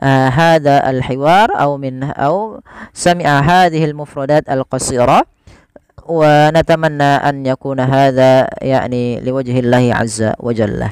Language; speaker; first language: Arabic; non-native, fluent; Indonesian